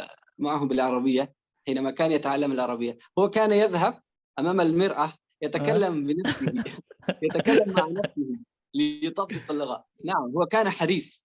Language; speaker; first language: Arabic; non-native, fluent; Persian